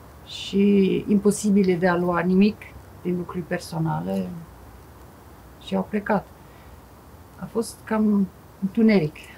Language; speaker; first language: Romanian; non-native, fluent; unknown